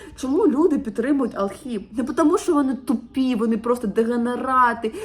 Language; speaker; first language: Ukrainian; non-native, local second language; Russian